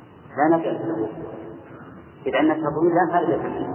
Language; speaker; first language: Arabic; native; Arabic